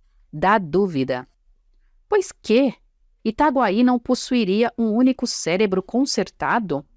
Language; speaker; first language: Portuguese; native; Portuguese